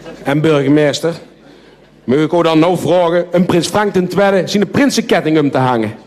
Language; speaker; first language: Dutch; native; Dutch